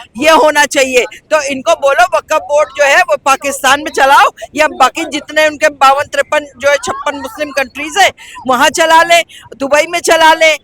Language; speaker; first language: Hindi; native; Hindi